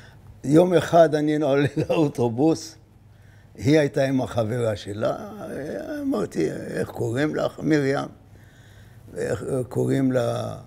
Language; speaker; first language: Hebrew; non-native, fluent; Arabic